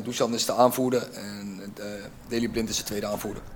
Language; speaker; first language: Dutch; native; Dutch